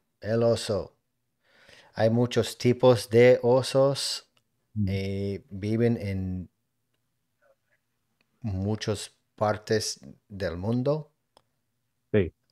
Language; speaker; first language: Spanish; non-native, learner; English